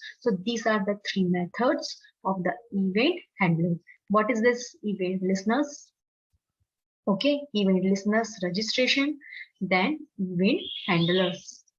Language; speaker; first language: English; non-native, local second language; Hindi